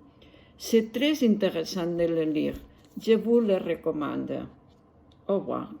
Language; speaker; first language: French; non-native, learner; Catalan